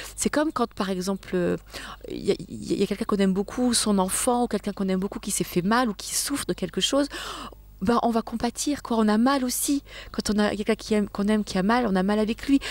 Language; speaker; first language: French; native; French